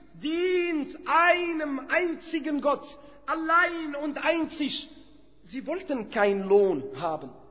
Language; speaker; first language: German; non-native, fluent; Arabic